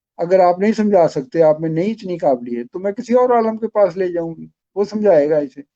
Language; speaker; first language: Urdu; non-native, local second language; Pashto